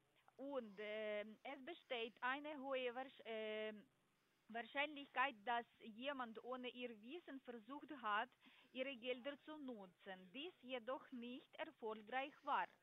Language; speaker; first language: German; non-native, learner; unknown